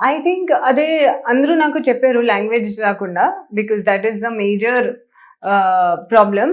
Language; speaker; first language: Telugu; non-native, learner; Hindi